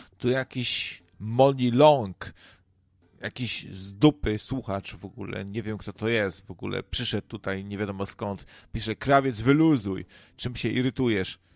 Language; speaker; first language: Polish; native; Polish